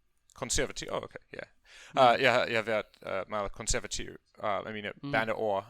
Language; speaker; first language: Danish; non-native, learner; English